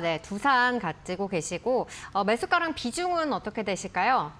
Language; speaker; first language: Korean; native; Korean